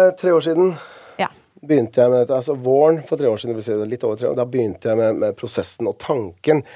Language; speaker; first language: Norwegian; early bilingual, other home language; Spanish